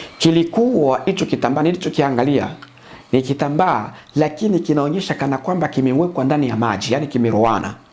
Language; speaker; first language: Swahili; native; Swahili